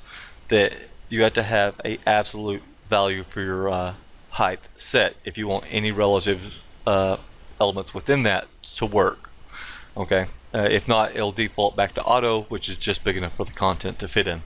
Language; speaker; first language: English; native; English